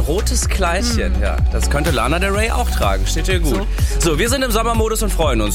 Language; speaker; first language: German; native; German